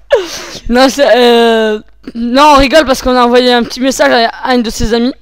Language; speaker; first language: French; native; French